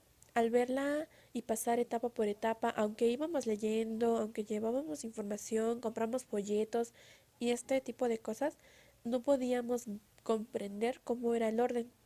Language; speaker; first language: Spanish; native; Spanish